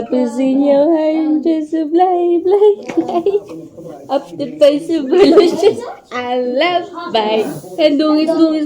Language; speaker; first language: Dutch; non-native, learner; Filipino